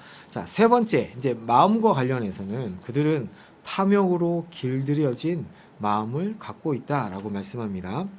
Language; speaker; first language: Korean; native; Korean